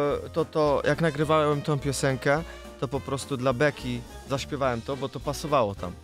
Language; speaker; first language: Polish; early bilingual, other home language; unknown